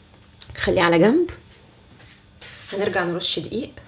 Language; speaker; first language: Arabic; native; Arabic